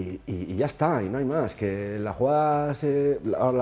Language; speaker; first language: Spanish; native; Spanish